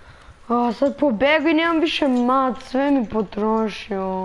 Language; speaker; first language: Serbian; early bilingual, heritage; Serbian